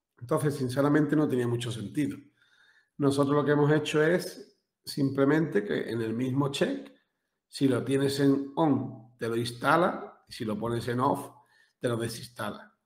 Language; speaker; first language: Spanish; native; Spanish